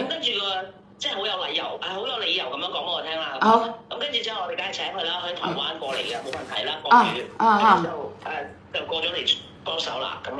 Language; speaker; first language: Cantonese; native; Cantonese